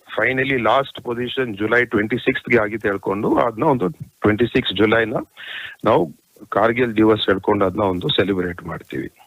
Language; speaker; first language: Kannada; non-native, local second language; Kodava